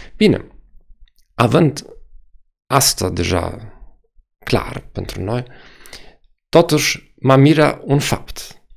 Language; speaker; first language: Romanian; non-native, fluent; German